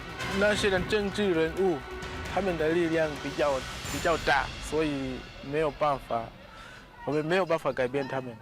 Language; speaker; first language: Chinese; non-native, fluent; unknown